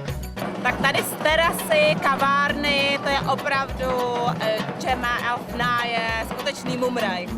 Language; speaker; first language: Czech; native; Czech